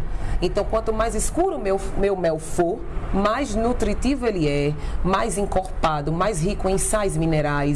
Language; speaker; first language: Portuguese; native; Portuguese